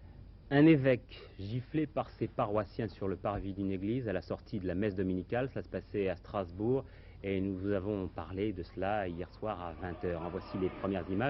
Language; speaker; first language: French; native; French